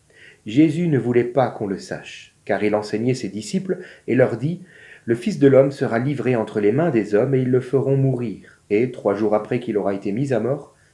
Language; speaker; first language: French; native; French